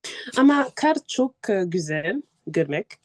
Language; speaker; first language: Turkish; non-native, learner; French